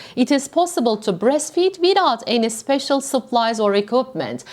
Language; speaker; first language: English; non-native, fluent; Turkish